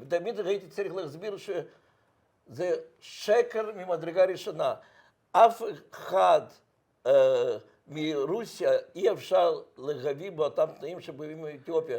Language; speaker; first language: Hebrew; non-native, fluent; Russian